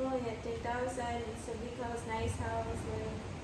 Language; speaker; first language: English; non-native, local second language; Filipino